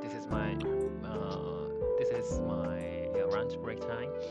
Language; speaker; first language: English; non-native, learner; Japanese